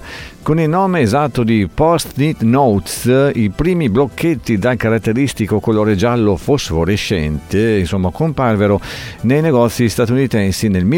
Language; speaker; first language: Italian; native; Italian